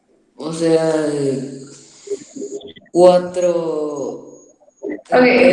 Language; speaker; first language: Spanish; native; Spanish